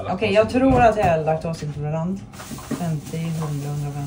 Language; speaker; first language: Swedish; native; Swedish